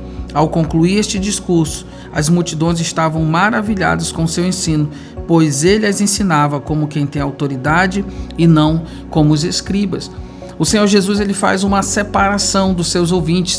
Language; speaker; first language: Portuguese; native; Portuguese